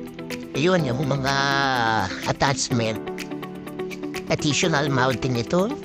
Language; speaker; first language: Filipino; native; Filipino